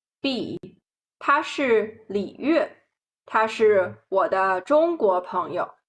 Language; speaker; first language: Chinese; non-native, fluent; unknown